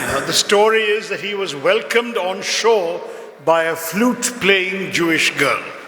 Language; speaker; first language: English; non-native, local second language; Malayalam